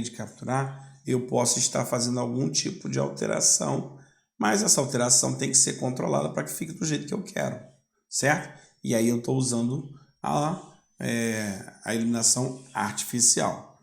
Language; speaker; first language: Portuguese; native; Portuguese